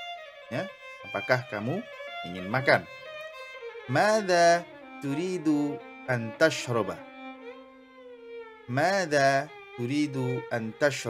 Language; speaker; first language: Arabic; non-native, fluent; Indonesian